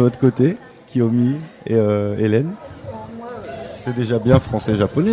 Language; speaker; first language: French; native; French